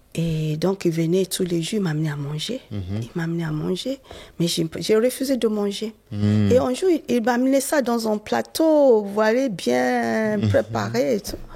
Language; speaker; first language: French; non-native, fluent; Yoruba